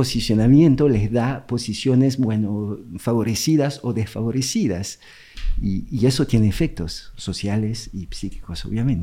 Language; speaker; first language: Spanish; non-native, fluent; French